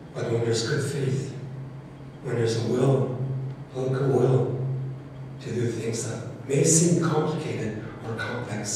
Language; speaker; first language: English; non-native, fluent; Cree